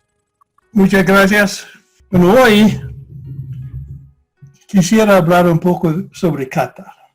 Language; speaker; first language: Spanish; non-native, fluent; English